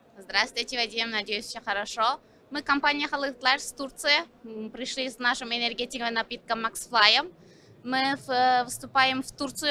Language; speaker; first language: Russian; non-native, learner; Turkish